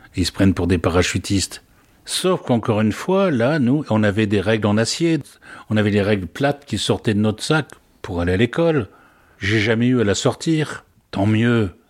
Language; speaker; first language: French; native; French